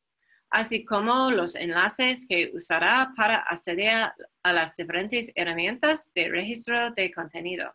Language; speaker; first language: Spanish; non-native, fluent; English